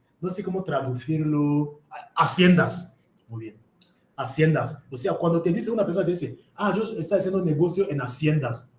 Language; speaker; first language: Spanish; non-native, fluent; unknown